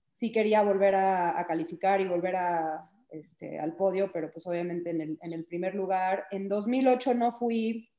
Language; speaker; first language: Spanish; early bilingual, heritage; Spanish